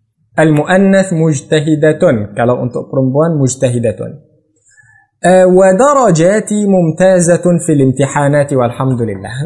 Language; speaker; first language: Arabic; non-native, fluent; Indonesian